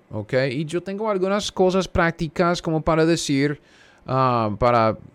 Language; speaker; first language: Spanish; non-native, fluent; English